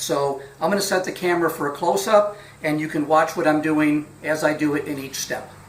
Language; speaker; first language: English; native; English